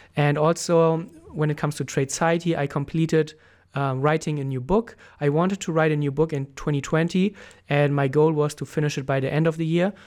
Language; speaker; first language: English; non-native, fluent; German